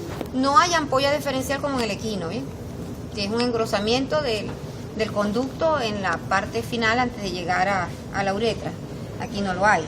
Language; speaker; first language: Spanish; native; Spanish